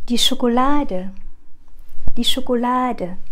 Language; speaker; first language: German; non-native, fluent; Vietnamese